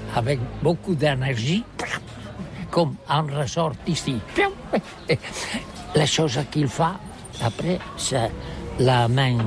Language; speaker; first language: French; non-native, learner; Catalan